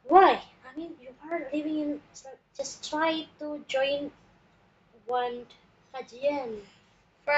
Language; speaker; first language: English; non-native, learner; Indonesian